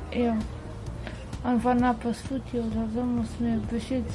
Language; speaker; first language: German; non-native, learner; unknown